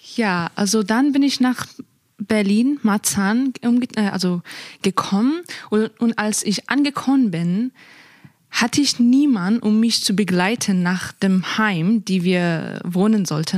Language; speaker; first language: German; non-native, fluent; Persian